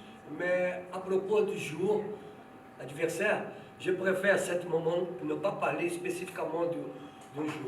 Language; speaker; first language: French; non-native, fluent; Portuguese